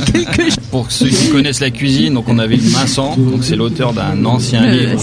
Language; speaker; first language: French; native; French